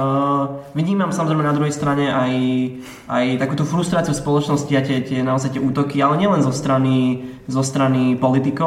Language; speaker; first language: Slovak; native; Slovak